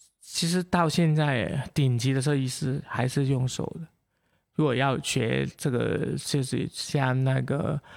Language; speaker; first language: Chinese; non-native, local second language; Cantonese